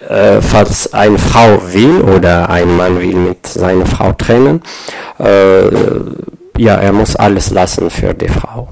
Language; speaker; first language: German; non-native, fluent; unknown